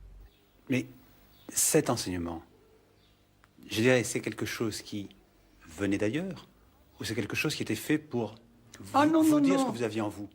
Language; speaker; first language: French; native; French